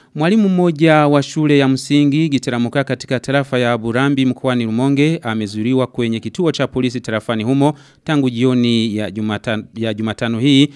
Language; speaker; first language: Swahili; non-native, local second language; Rundi